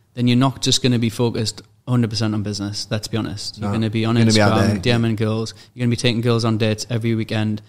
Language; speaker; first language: English; native; English